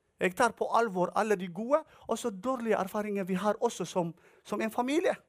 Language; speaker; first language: Norwegian; non-native, fluent; Tigrinya